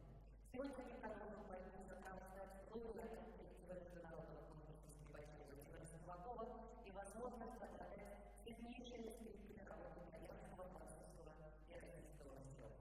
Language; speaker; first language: Russian; native; Russian